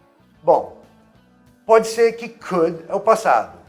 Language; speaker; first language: Portuguese; non-native, fluent; English